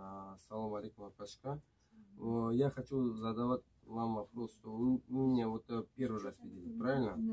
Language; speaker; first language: Russian; non-native, learner; Tajik